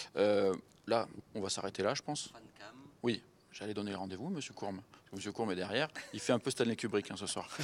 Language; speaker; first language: French; native; French